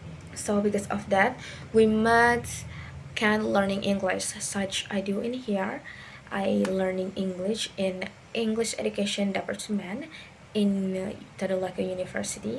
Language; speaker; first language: English; non-native, learner; Indonesian